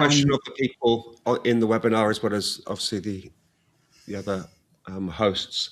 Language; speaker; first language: English; native; English